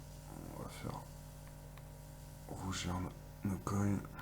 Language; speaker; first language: French; native; French